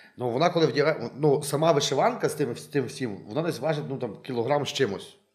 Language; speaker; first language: Ukrainian; native; Ukrainian